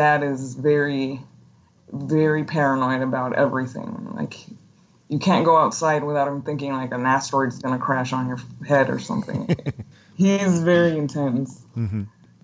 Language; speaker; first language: English; non-native, fluent; Spanish